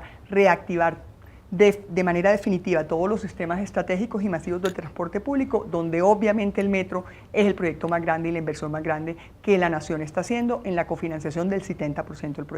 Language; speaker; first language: Spanish; native; Spanish